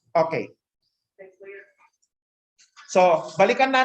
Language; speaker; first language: Filipino; native; Filipino